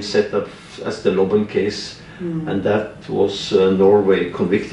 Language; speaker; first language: English; non-native, fluent; Norwegian